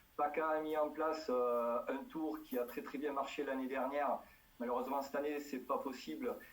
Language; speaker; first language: French; native; French